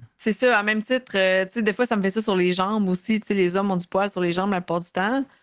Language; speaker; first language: French; native; French